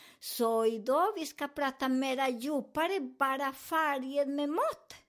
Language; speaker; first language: Swedish; non-native, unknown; Spanish